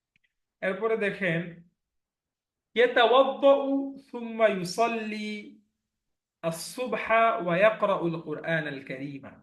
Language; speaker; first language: Arabic; non-native, fluent; Bangla